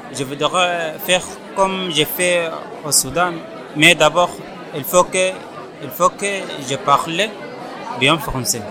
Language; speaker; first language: French; non-native, learner; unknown